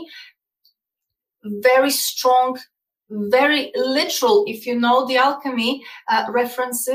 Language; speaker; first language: English; non-native, fluent; Polish